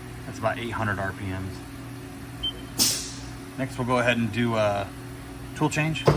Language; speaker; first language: English; native; English